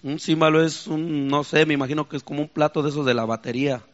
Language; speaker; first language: Spanish; native; Spanish